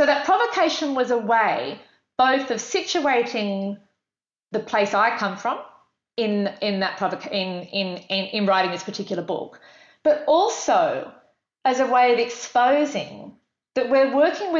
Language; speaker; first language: English; native; English